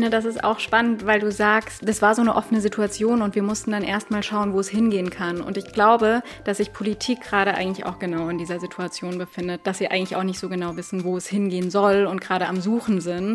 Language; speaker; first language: German; native; German